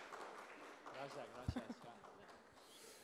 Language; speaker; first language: Spanish; native; Spanish